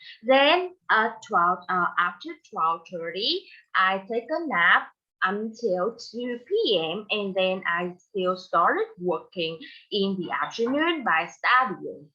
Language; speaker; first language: English; non-native, fluent; Vietnamese